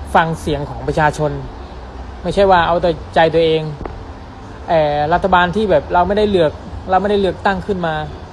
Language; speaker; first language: Thai; non-native, fluent; Khmer